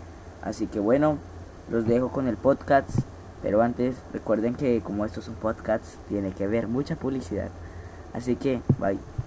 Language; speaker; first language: Spanish; native; Spanish